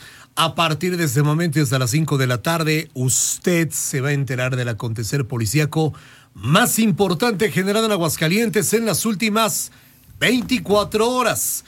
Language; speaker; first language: Spanish; native; Spanish